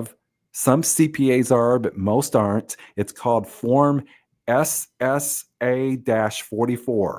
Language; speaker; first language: English; native; English